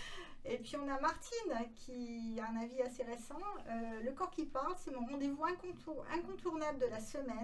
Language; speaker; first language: French; native; French